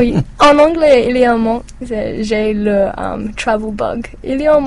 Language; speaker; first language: French; non-native, learner; English